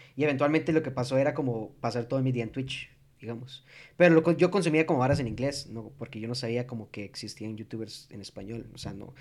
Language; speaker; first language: Spanish; early bilingual, heritage; English